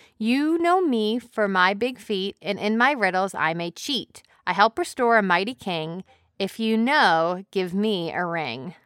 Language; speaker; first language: English; native; English